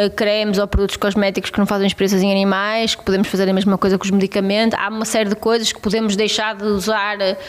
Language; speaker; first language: Portuguese; native; Portuguese